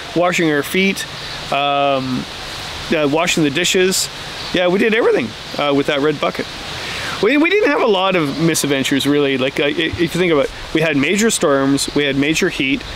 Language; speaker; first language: English; native; English